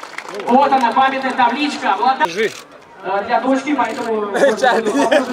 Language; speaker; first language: Russian; native; Russian